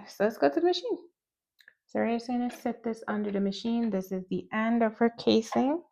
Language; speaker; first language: English; native; English